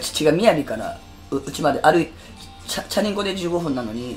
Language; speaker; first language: Japanese; native; Japanese